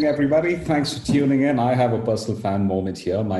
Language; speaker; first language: English; non-native, local second language; Tamil